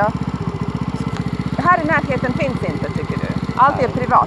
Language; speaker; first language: Swedish; non-native, fluent; Latvian